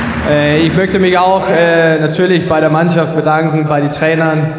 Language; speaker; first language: German; non-native, fluent; Danish